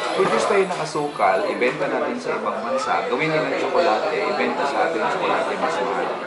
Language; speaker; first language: Filipino; non-native, local second language; Hiligaynon